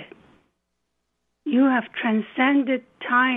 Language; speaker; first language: English; non-native, local second language; Cantonese